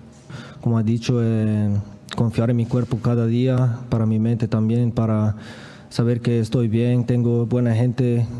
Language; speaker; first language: Spanish; non-native, fluent; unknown